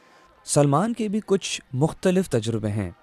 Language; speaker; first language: Urdu; native; Urdu